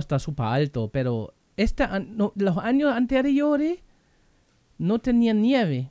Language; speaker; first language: Spanish; non-native, fluent; German